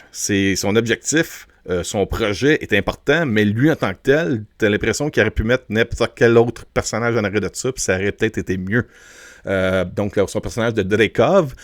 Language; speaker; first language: French; native; French